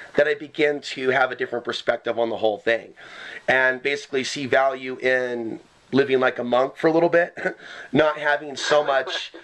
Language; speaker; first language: English; native; English